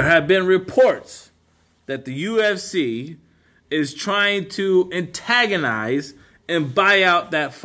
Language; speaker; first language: English; native; English